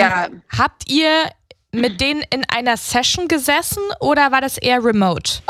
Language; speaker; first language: German; native; German